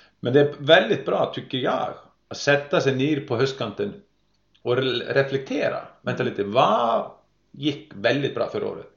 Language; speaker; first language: Swedish; non-native, fluent; Icelandic